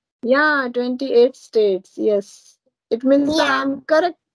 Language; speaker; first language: English; non-native, learner; Marathi